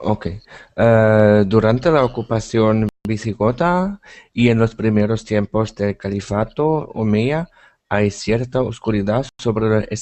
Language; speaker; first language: Spanish; non-native, learner; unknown